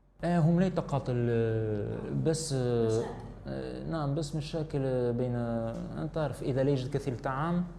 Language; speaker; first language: Arabic; non-native, learner; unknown